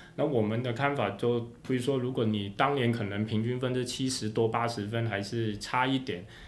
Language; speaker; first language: Chinese; non-native, local second language; Cantonese